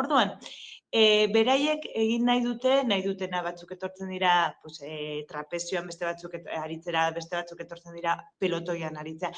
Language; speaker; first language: Basque; native; Basque